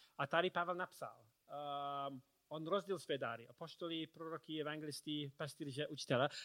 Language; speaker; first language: Czech; non-native, learner; English